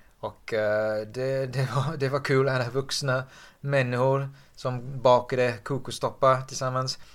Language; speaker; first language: Swedish; non-native, fluent; English